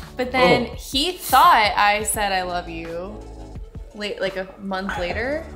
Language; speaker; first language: English; native; English